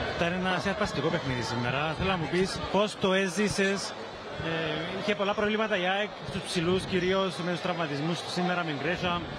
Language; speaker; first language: Greek; native; Greek